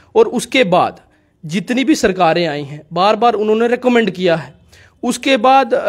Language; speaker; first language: Hindi; native; Hindi